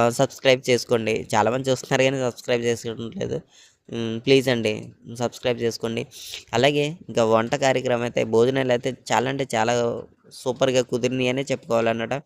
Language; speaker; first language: Telugu; native; Telugu